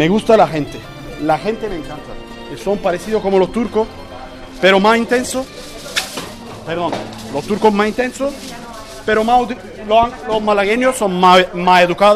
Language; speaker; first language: Spanish; non-native, fluent; Turkish